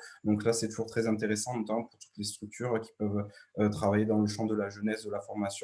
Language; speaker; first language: French; native; French